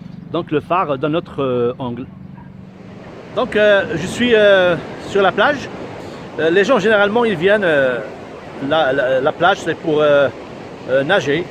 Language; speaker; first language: French; non-native, local second language; Arabic